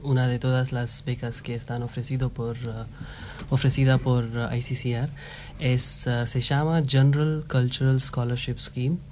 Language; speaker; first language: Spanish; non-native, fluent; Hindi